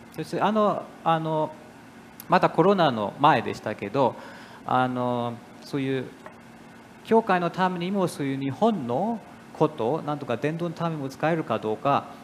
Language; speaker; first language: Japanese; non-native, fluent; German